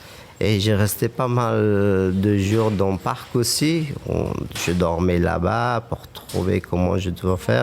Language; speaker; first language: French; non-native, fluent; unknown